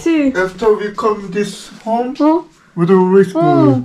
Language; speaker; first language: English; non-native, learner; Korean